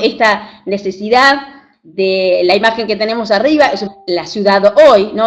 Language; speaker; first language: Spanish; native; Spanish